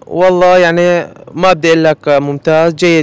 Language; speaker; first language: Arabic; native; Arabic